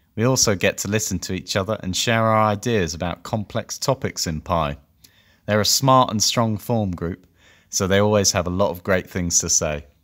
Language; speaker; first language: English; native; English